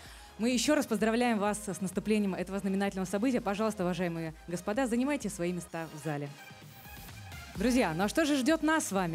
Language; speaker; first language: Russian; native; Russian